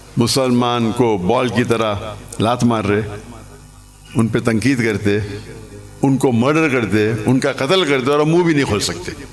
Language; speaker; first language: Urdu; non-native, local second language; English